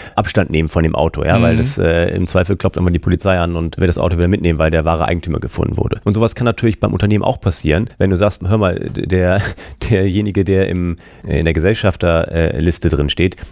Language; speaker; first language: German; native; German